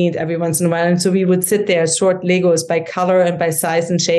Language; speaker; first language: English; non-native, fluent; German